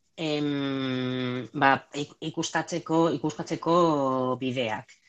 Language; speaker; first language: Basque; non-native, local second language; Spanish